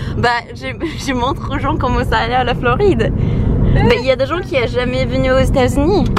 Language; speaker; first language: French; non-native, fluent; English